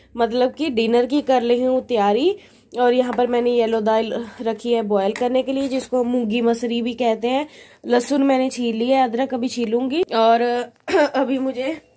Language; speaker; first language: Hindi; native; Hindi